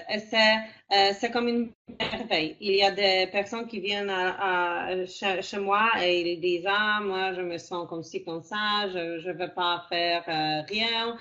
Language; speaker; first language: French; non-native, fluent; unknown